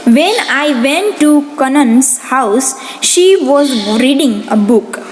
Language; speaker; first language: English; non-native, local second language; Gujarati